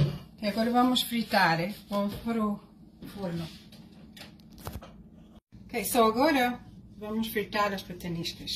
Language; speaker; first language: Portuguese; early bilingual, heritage; Portuguese